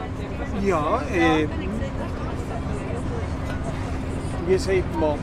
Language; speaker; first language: German; early bilingual, heritage; Spanish